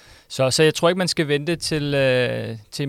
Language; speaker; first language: Danish; native; Danish